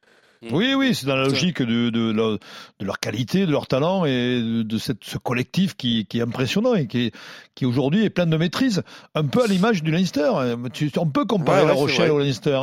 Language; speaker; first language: French; native; French